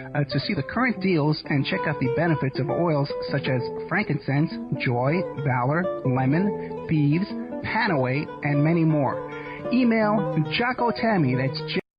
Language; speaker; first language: English; native; English